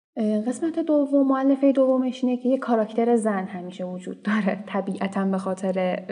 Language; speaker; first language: Persian; native; Persian